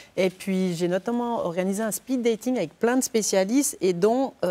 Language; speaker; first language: French; native; French